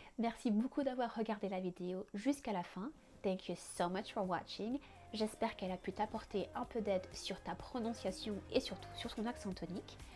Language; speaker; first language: French; native; French